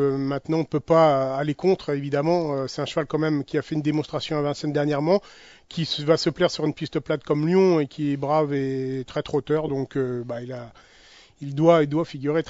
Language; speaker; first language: French; native; French